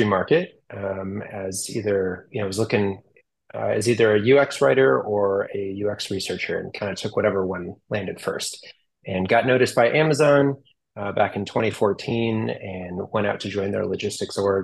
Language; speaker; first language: English; native; English